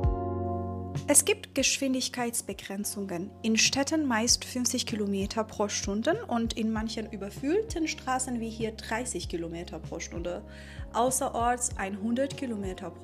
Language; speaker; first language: German; non-native, fluent; Persian